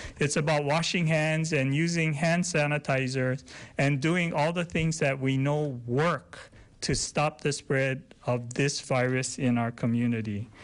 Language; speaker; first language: English; native; English